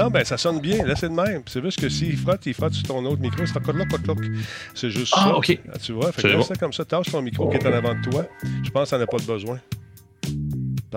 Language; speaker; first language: French; native; French